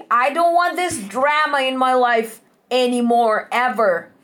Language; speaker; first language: English; non-native, fluent; Russian